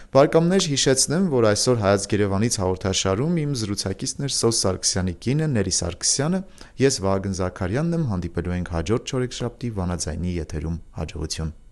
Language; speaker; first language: Armenian; native; Armenian